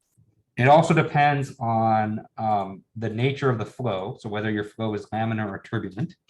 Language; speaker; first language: English; native; English